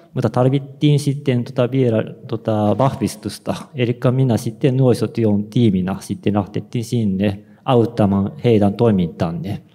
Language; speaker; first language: Finnish; non-native, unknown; Japanese